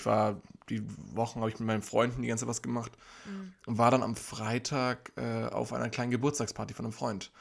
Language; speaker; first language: German; native; German